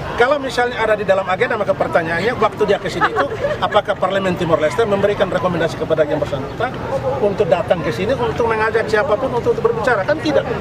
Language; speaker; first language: Indonesian; non-native, local second language; Tetum